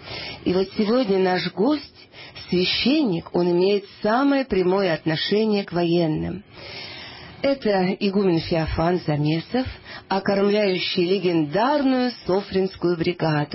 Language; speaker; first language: Russian; native; Russian